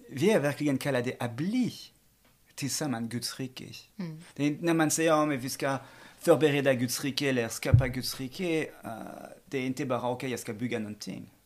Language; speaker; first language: Swedish; non-native, fluent; French